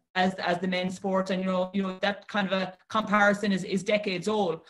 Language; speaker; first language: English; native; English